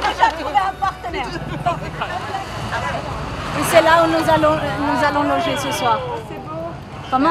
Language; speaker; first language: French; non-native, fluent; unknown